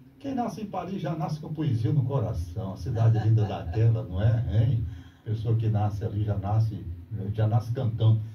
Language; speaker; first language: Portuguese; native; Portuguese